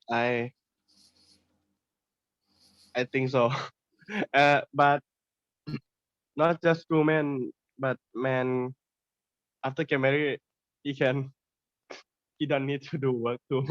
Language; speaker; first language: English; non-native, learner; Thai